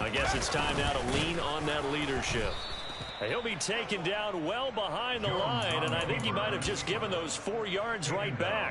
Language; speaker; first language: English; native; English